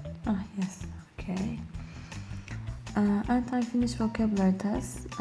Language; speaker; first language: English; non-native, learner; Turkish